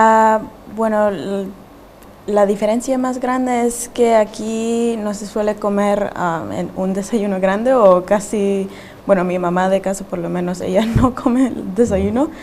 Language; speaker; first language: Spanish; early bilingual, heritage; Spanish